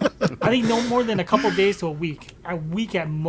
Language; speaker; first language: English; native; English